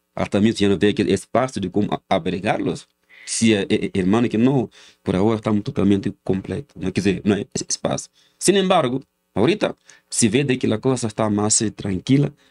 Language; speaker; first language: Spanish; non-native, learner; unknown